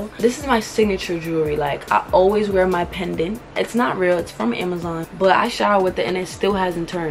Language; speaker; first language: English; native; English